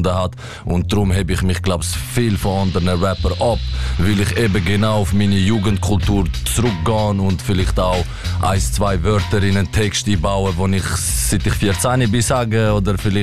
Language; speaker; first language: German; native; German